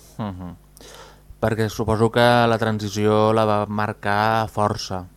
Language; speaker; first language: Catalan; native; Catalan